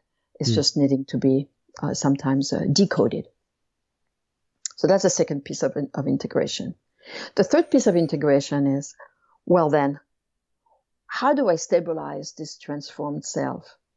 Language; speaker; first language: English; non-native, fluent; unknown